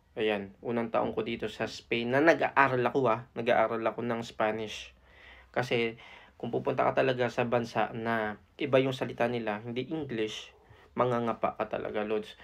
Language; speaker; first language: Filipino; native; Filipino